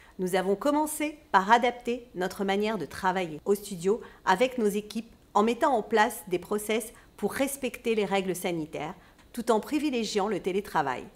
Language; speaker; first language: French; native; French